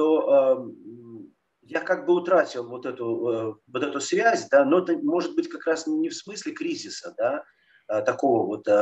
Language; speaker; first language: Russian; native; Russian